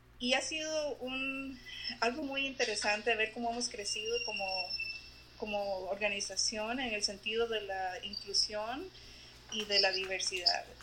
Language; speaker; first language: Spanish; native; Spanish